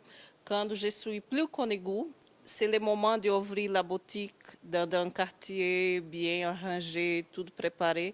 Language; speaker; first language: French; non-native, learner; Portuguese